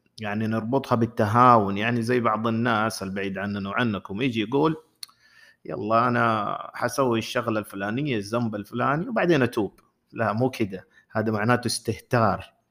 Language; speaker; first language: Arabic; native; Arabic